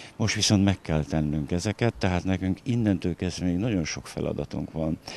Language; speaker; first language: Hungarian; native; Hungarian